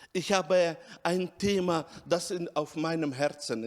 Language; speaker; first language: German; non-native, fluent; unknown